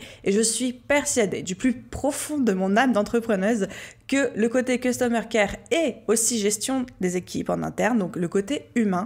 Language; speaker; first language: French; native; French